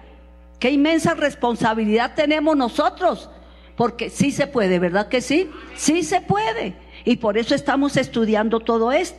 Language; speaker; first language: Spanish; native; Spanish